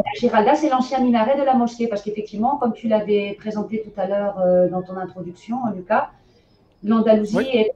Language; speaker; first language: French; native; French